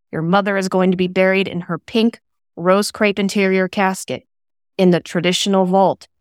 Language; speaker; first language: English; native; English